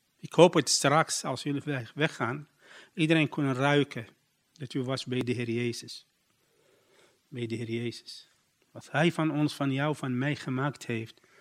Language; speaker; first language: Dutch; non-native, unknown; Arabic